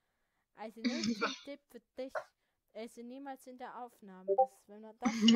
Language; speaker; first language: German; native; German